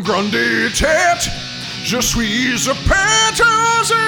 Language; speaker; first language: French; non-native, learner; English